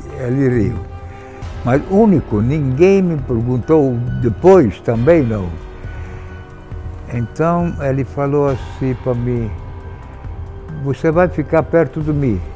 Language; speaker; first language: Portuguese; non-native, fluent; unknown